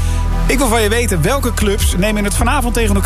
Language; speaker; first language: Dutch; native; Dutch